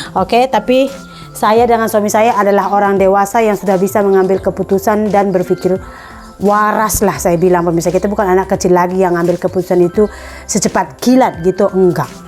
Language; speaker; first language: Indonesian; native; Indonesian